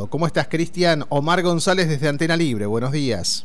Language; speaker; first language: Spanish; native; Spanish